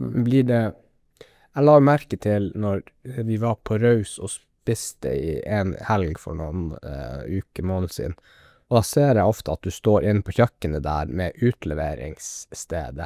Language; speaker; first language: Norwegian; native; Norwegian